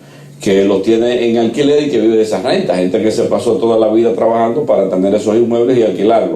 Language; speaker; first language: Spanish; native; Spanish